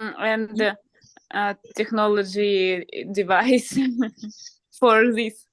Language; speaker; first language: English; non-native, learner; Russian